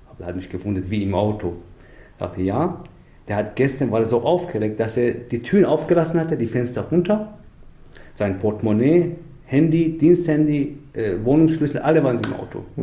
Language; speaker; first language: German; non-native, fluent; Persian